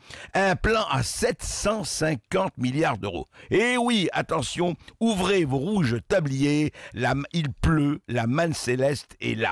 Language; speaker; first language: French; native; French